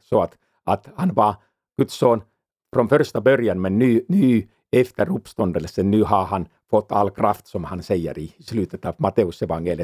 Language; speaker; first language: Swedish; non-native, fluent; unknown